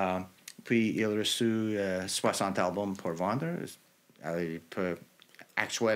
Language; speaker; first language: French; non-native, local second language; English